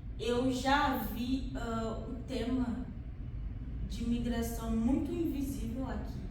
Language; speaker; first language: Portuguese; non-native, fluent; Haitian Creole